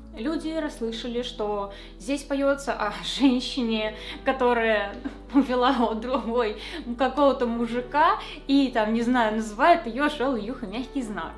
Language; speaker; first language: Russian; native; Russian